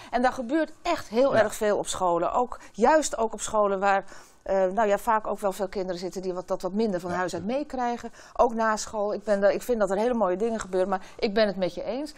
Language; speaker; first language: Dutch; native; Dutch